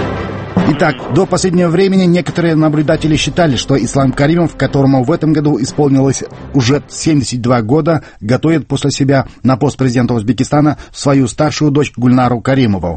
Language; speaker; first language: Russian; non-native, local second language; Kazakh